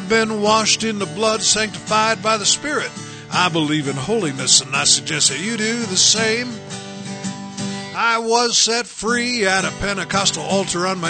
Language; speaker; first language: English; native; English